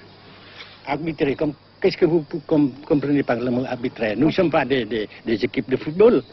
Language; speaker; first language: French; non-native, fluent; Vietnamese